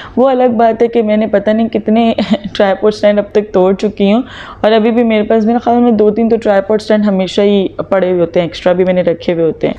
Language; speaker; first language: Urdu; native; Urdu